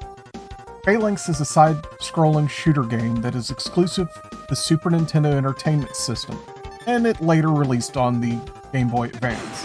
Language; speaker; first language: English; native; English